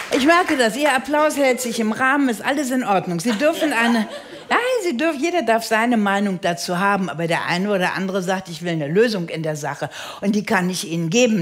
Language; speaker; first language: German; native; German